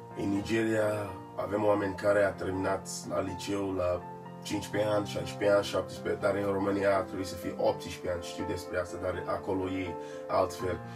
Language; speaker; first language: Romanian; non-native, learner; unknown